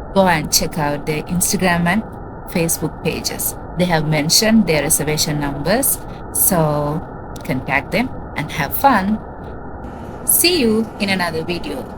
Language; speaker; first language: English; non-native, local second language; Sinhala